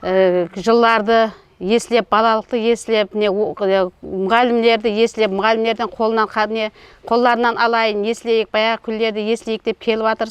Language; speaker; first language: Kazakh; native; Kazakh